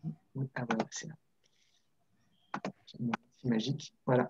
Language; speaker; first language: French; native; French